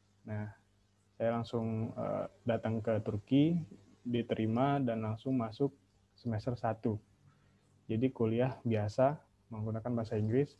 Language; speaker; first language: Indonesian; native; Indonesian